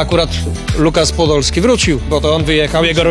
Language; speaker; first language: Polish; native; Polish